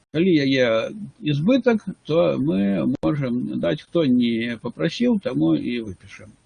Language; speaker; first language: Belarusian; non-native, local second language; Russian